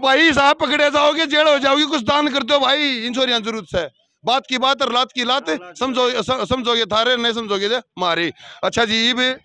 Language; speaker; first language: Hindi; native; Hindi